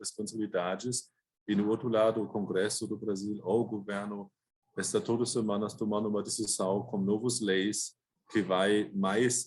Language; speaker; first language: Portuguese; non-native, fluent; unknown